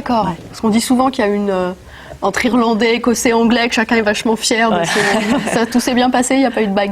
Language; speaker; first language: French; native; French